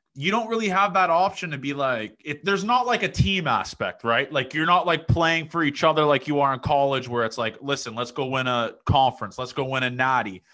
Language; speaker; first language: English; native; English